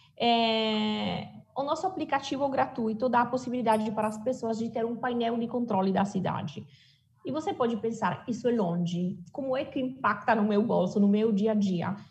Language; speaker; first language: Portuguese; non-native, fluent; Italian